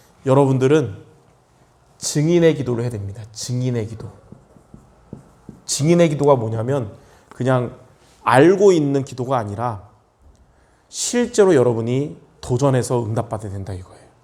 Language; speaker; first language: Korean; native; Korean